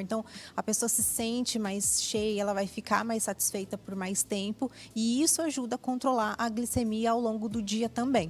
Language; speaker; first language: Portuguese; native; Portuguese